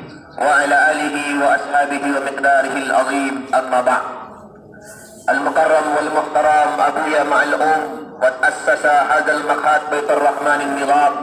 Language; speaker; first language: Arabic; non-native, fluent; Indonesian